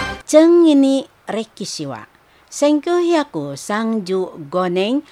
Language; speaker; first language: Japanese; non-native, fluent; Indonesian